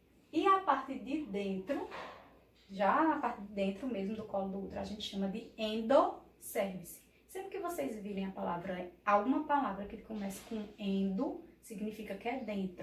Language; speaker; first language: Portuguese; native; Portuguese